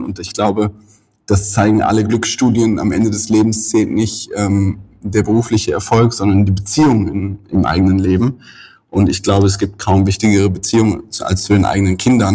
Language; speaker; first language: German; native; German